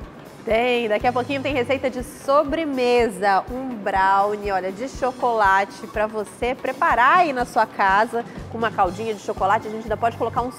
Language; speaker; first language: Portuguese; native; Portuguese